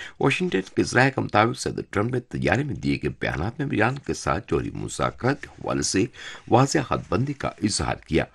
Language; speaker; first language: Urdu; non-native, fluent; Turkish